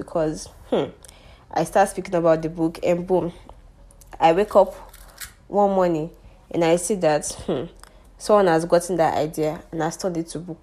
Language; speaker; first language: English; non-native, local second language; Yoruba